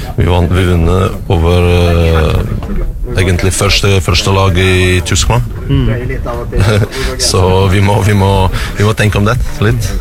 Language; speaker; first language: Norwegian; non-native, learner; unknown